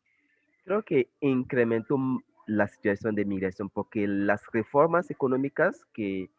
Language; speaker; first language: Spanish; non-native, fluent; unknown